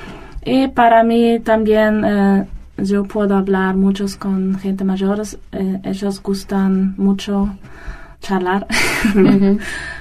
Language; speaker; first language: Spanish; non-native, learner; German